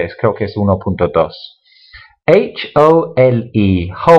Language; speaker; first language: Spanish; non-native, fluent; English